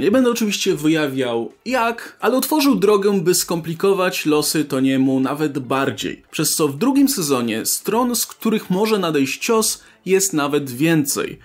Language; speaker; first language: Polish; native; Polish